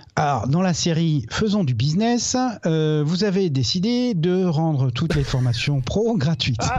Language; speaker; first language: French; native; French